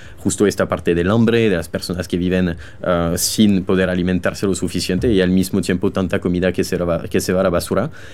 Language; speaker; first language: Spanish; non-native, fluent; French